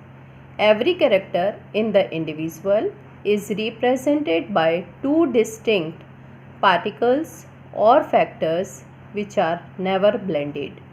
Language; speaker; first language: English; non-native, local second language; Gujarati